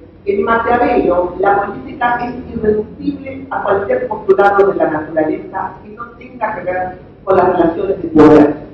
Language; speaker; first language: Spanish; native; Spanish